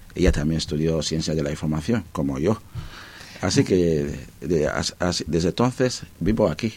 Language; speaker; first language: Spanish; non-native, fluent; Bini